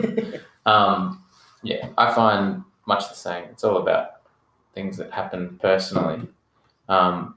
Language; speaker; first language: English; native; English